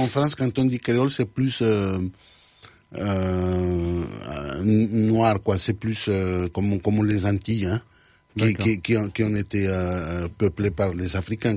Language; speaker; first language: French; non-native, fluent; Spanish